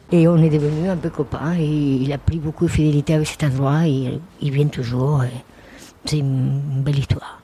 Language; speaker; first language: French; non-native, fluent; Spanish